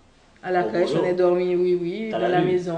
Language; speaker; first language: French; non-native, local second language; Haitian Creole